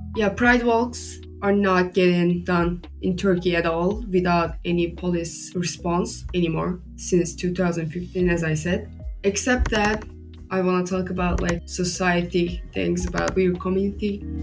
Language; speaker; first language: English; non-native, fluent; Turkish